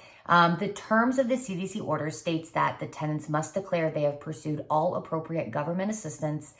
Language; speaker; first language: English; native; English